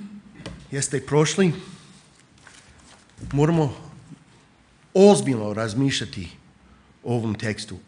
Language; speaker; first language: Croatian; non-native, fluent; English